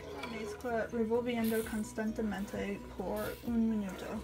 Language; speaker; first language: Spanish; non-native, learner; English